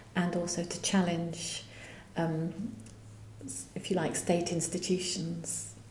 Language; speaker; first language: English; native; English